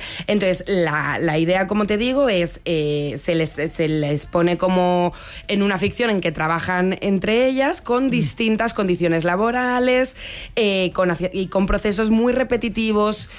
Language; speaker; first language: Spanish; native; Spanish